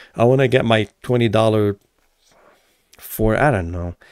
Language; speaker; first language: English; native; English